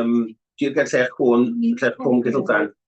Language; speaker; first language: Welsh; native; Welsh